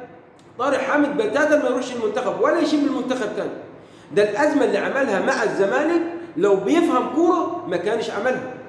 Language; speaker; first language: Arabic; native; Arabic